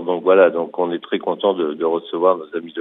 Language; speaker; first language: French; native; French